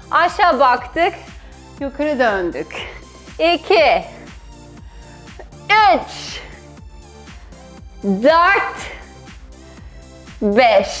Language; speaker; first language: Turkish; non-native, fluent; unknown